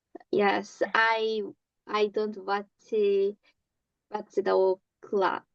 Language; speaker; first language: English; non-native, learner; Korean